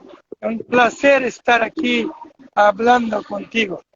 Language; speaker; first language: Spanish; non-native, fluent; Portuguese